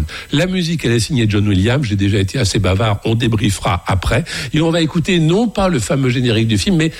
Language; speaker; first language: French; native; French